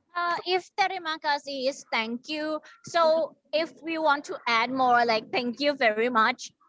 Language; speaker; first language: English; non-native, fluent; Thai